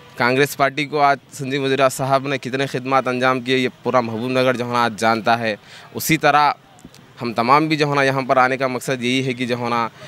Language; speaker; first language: Urdu; native; Urdu